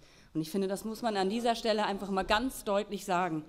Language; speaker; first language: German; native; German